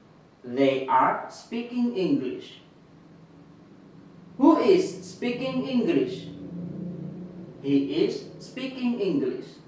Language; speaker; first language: English; non-native, fluent; Indonesian